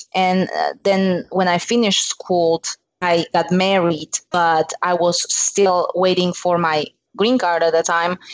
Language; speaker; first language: English; non-native, fluent; Slovak